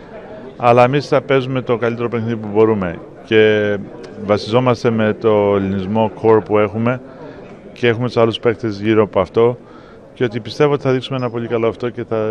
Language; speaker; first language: Greek; early bilingual, heritage; English